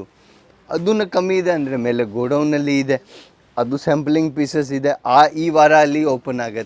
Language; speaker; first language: Kannada; non-native, local second language; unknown